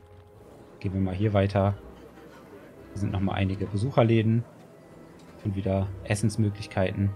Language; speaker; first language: German; native; German